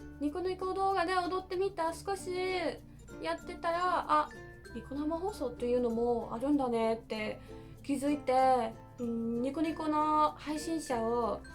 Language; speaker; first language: Japanese; non-native, fluent; German